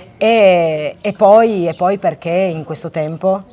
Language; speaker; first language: Italian; non-native, local second language; Occitan